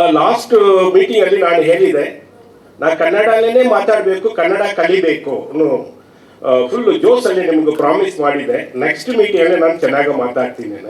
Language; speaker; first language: Kannada; non-native, learner; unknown